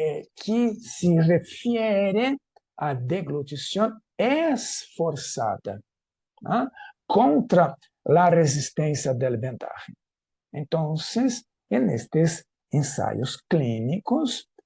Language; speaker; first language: Spanish; non-native, fluent; Portuguese